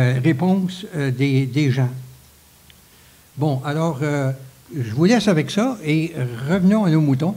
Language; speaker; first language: French; native; French